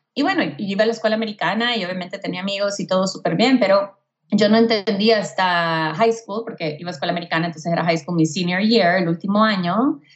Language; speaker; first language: Spanish; native; Spanish